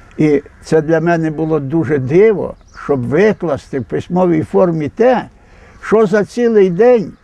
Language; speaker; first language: Ukrainian; native; Ukrainian